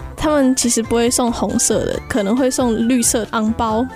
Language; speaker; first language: Chinese; early bilingual, other home language; Indonesian